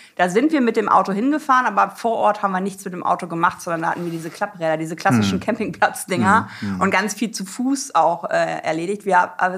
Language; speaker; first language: German; native; German